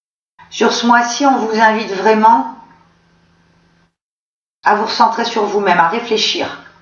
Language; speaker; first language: French; native; French